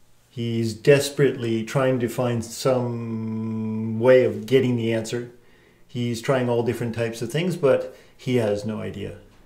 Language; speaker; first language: English; native; English